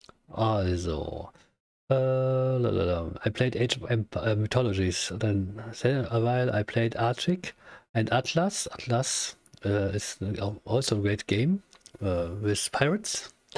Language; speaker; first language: English; non-native, learner; German